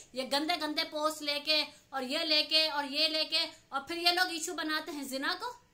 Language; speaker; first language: Urdu; native; Urdu